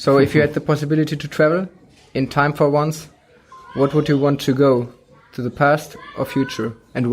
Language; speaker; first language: English; non-native, fluent; German